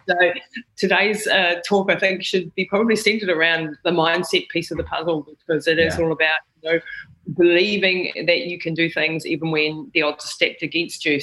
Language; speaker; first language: English; native; English